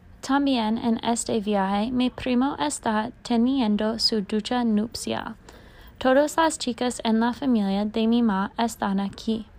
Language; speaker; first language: Spanish; non-native, learner; English